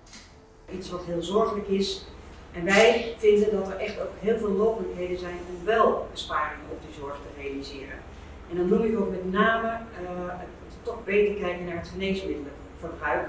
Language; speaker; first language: Dutch; non-native, local second language; Papiamento